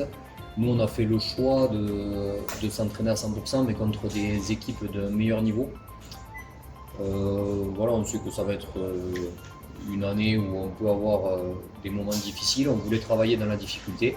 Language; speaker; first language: French; native; French